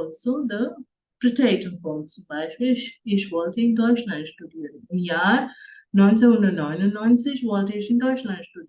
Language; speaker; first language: German; non-native, fluent; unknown